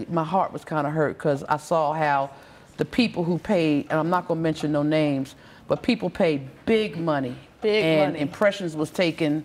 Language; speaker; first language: English; native; English